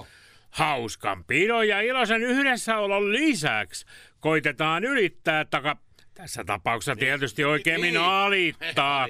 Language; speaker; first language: Finnish; native; Finnish